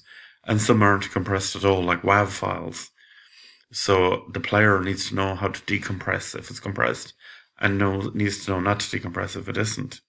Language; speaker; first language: English; native; English